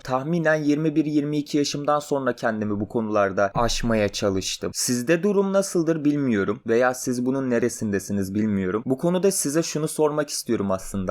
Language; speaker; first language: Turkish; native; Turkish